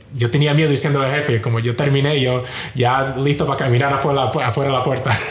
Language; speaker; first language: Spanish; early bilingual, heritage; Spanish